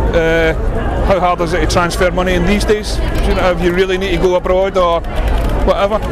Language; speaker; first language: English; native; English